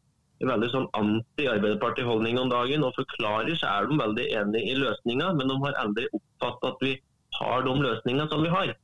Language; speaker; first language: Norwegian; native; Norwegian